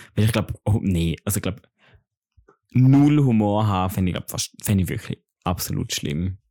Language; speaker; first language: German; native; German